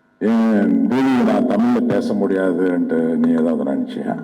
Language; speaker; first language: Tamil; non-native, local second language; Telugu